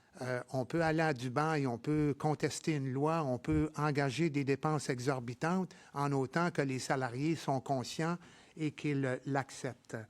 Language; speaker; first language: French; native; French